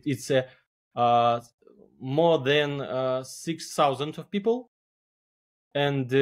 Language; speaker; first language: English; non-native, learner; Belarusian